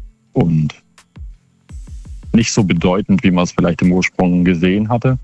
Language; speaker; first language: German; native; German